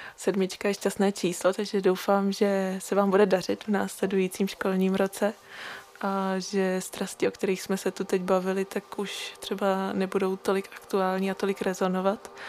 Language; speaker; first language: Czech; native; Czech